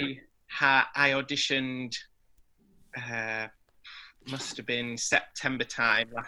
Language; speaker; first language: English; native; English